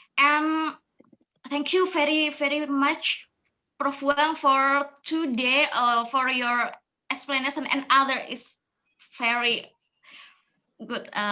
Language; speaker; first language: English; non-native, learner; Indonesian